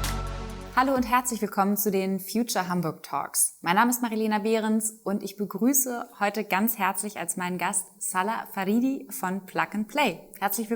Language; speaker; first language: German; native; German